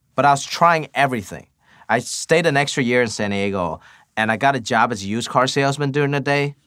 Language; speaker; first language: English; early bilingual, other home language; Cantonese